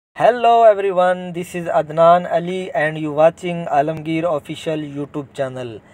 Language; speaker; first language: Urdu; non-native, local second language; Punjabi